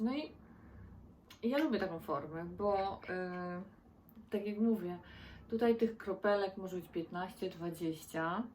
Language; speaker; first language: Polish; native; Polish